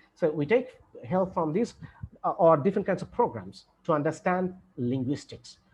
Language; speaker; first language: English; non-native, local second language; Bangla